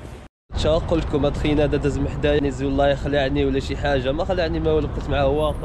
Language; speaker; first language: Arabic; native; Arabic